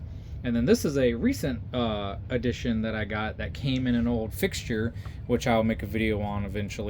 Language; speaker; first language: English; native; English